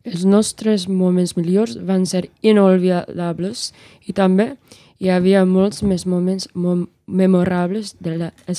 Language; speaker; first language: Catalan; non-native, learner; English